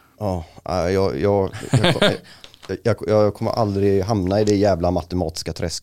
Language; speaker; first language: Swedish; native; Swedish